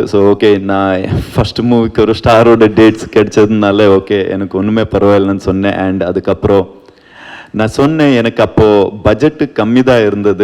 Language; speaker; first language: Tamil; non-native, learner; Kannada